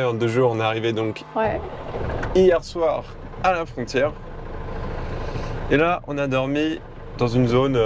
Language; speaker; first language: French; native; French